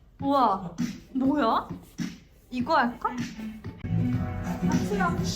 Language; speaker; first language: Korean; non-native, fluent; Turkish